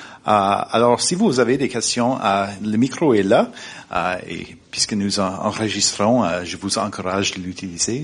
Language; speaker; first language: French; non-native, fluent; English